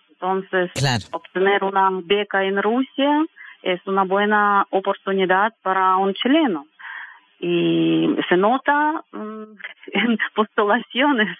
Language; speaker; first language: Spanish; non-native, fluent; Russian